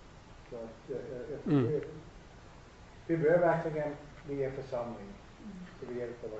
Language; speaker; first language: Swedish; non-native, fluent; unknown